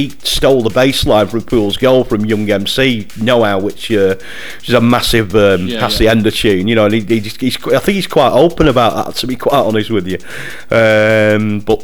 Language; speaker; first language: English; native; English